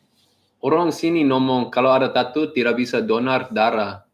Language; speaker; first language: Indonesian; non-native, learner; English